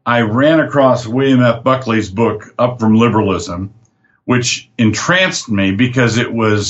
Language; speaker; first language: English; native; English